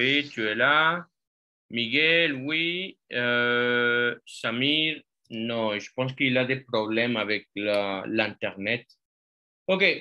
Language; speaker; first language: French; non-native, fluent; Spanish